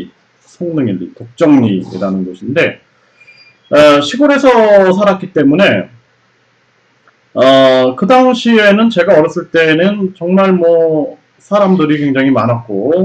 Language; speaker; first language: Korean; native; Korean